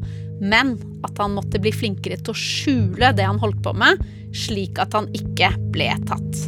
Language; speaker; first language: Norwegian; native; Norwegian